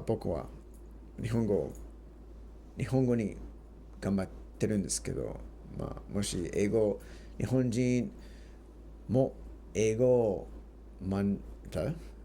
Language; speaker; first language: Japanese; non-native, learner; English